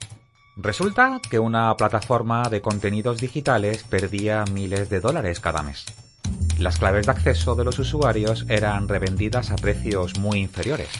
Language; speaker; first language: Spanish; native; Spanish